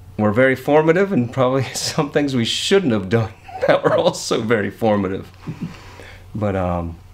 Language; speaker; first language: English; native; English